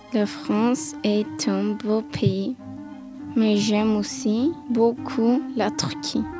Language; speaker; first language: French; early bilingual, other home language; Turkish